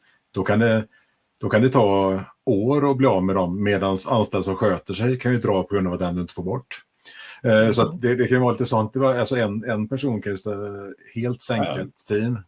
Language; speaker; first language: Swedish; native; Swedish